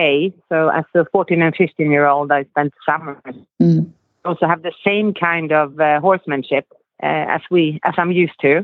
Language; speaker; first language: English; non-native, fluent; Swedish